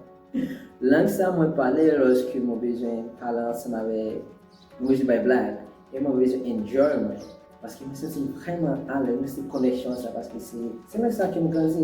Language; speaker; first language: French; non-native, local second language; Haitian Creole